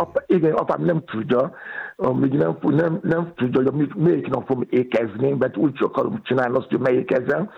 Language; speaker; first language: Hungarian; non-native, learner; Yoruba